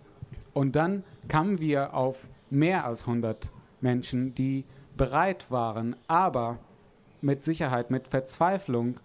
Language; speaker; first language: German; non-native, fluent; Arabic